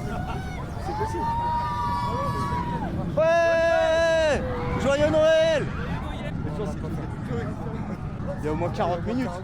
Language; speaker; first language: French; native; French